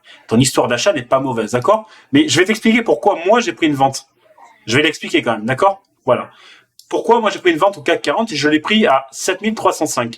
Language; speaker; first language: French; native; French